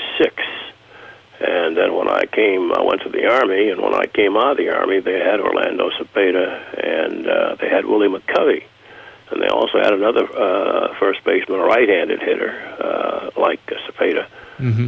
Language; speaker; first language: English; native; English